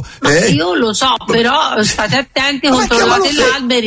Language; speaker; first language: Italian; native; Italian